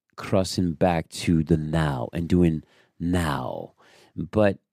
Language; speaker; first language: English; non-native, fluent; French